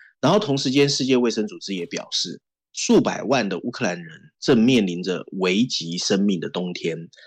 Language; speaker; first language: Chinese; native; Chinese